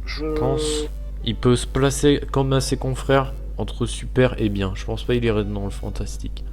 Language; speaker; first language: French; native; French